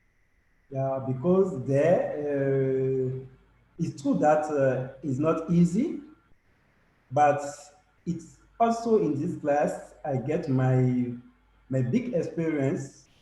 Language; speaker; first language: English; non-native, learner; French